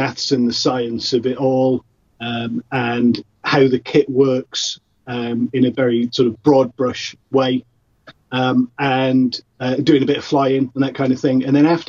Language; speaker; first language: English; native; English